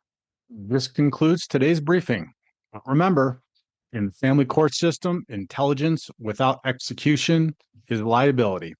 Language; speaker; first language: English; native; English